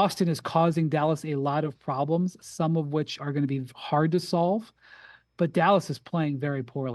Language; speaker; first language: English; native; English